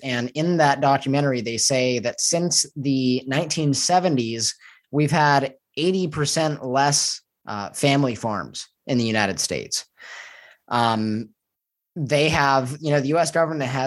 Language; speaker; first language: English; native; English